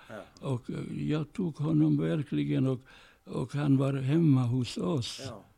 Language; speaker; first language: Swedish; non-native, fluent; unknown